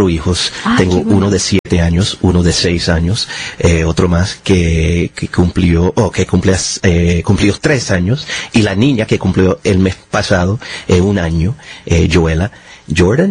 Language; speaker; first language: Spanish; early bilingual, heritage; Spanish